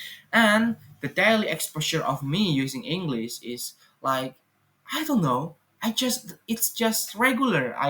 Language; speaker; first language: English; non-native, fluent; Indonesian